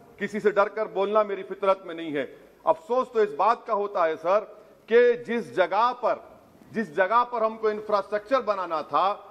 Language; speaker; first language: Urdu; native; Urdu